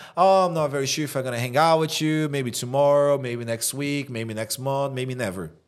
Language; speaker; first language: English; non-native, fluent; Portuguese